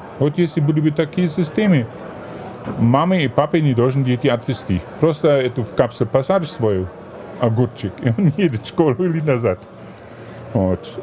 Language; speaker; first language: Russian; non-native, fluent; German